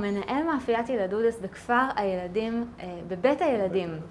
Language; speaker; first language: Hebrew; native; Hebrew